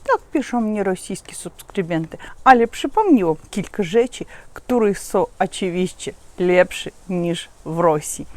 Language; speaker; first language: Polish; non-native, learner; Russian